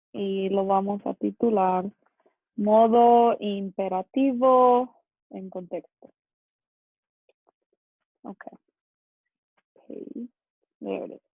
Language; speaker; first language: Spanish; non-native, fluent; English